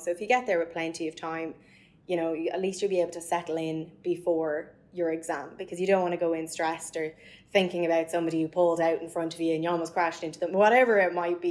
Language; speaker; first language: English; native; English